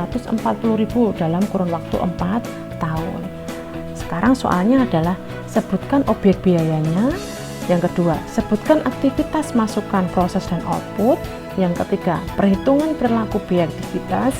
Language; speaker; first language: Indonesian; native; Indonesian